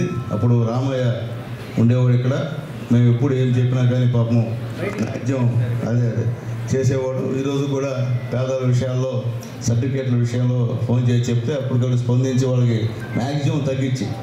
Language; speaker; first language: Telugu; native; Telugu